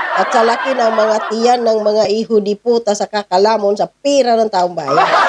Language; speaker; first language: Filipino; non-native, local second language; Cebuano